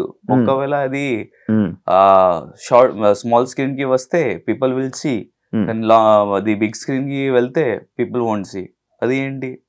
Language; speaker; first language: Telugu; non-native, learner; Hindi